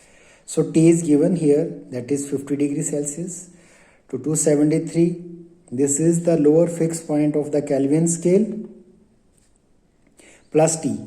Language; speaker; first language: English; non-native, local second language; Hindi